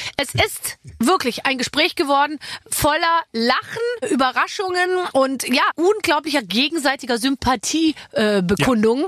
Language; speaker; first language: German; native; German